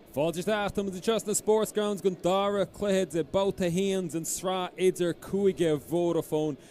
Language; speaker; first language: Irish; native; Irish